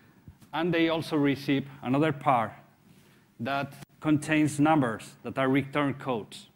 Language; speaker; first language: English; non-native, fluent; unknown